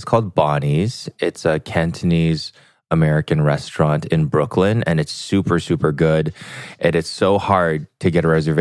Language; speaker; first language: English; native; English